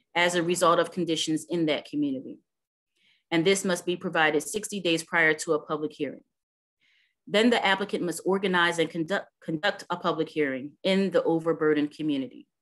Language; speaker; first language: English; native; English